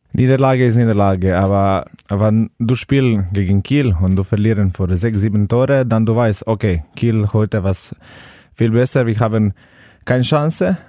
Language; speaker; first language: German; non-native, learner; Slovenian